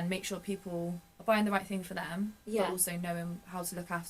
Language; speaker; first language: English; native; English